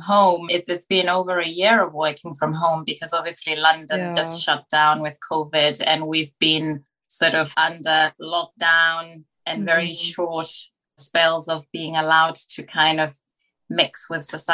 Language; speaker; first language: English; non-native, local second language; Tswana